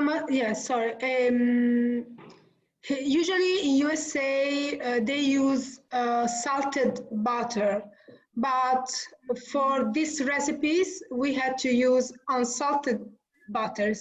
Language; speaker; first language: English; non-native, fluent; Italian